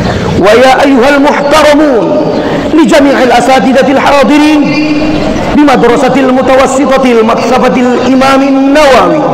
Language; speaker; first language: Arabic; non-native, fluent; Indonesian